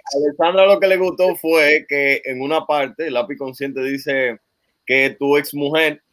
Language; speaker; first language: Spanish; non-native, fluent; Arabic